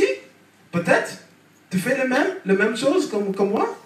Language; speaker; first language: French; non-native, learner; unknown